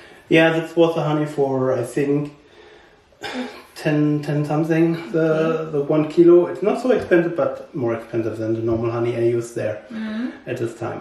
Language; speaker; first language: English; non-native, learner; German